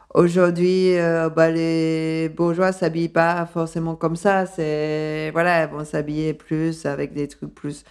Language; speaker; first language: French; early bilingual, other home language; Spanish